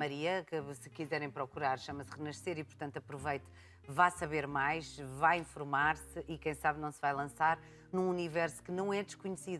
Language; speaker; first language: Portuguese; native; Portuguese